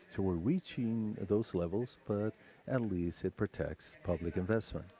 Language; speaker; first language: English; non-native, fluent; Spanish